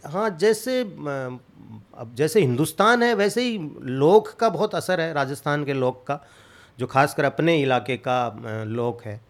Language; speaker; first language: Hindi; native; Hindi